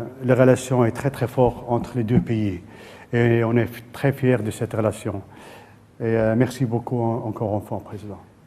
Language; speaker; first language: French; non-native, fluent; Arabic